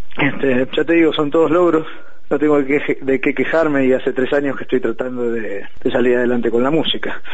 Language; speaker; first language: Spanish; native; Spanish